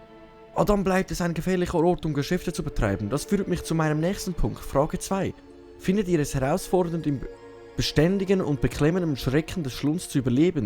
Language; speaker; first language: German; native; German